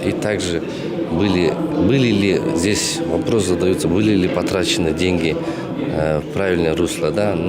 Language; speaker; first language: Russian; non-native, local second language; Kyrgyz